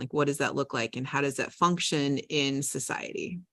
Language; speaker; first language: English; native; English